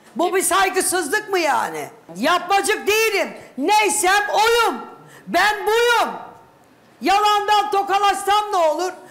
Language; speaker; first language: Turkish; native; Turkish